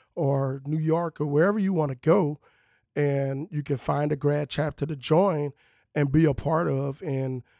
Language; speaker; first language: English; native; English